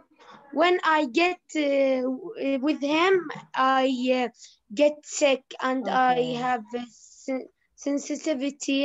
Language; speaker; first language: English; non-native, learner; Arabic